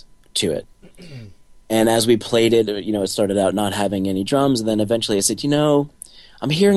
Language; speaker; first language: English; native; English